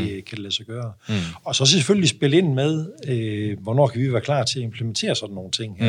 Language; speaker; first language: Danish; native; Danish